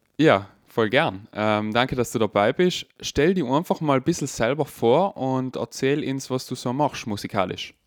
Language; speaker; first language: German; native; German